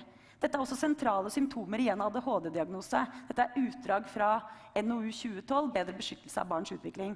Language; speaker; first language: Norwegian; native; Norwegian